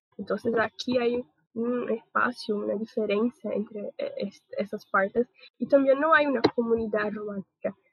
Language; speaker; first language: Spanish; non-native, learner; Portuguese